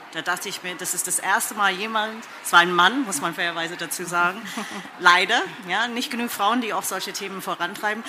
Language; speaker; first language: German; non-native, fluent; English